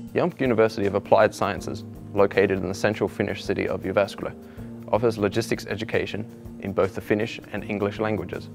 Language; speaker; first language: English; native; English